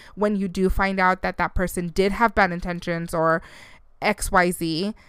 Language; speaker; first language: English; early bilingual, other home language; Spanish